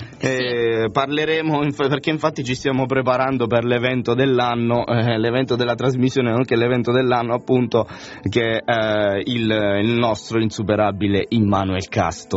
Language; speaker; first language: Italian; native; Italian